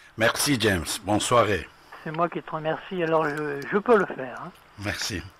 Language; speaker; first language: French; non-native, fluent; Persian